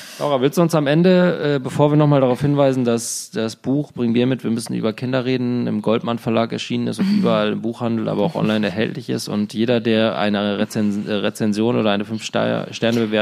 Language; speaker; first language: German; native; German